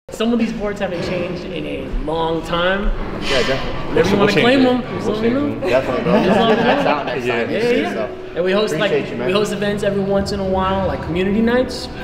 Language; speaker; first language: English; native; English